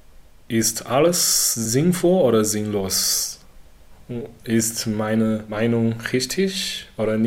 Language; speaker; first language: German; non-native, learner; Chinese